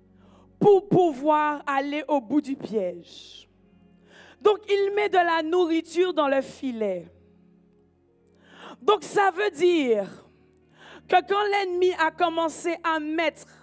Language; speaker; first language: French; native; French